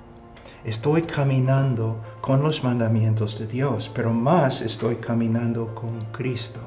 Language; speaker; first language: Spanish; non-native, fluent; English